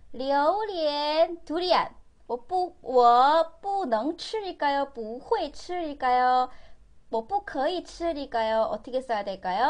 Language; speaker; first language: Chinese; non-native, fluent; Korean